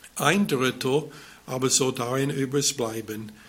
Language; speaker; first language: German; non-native, fluent; English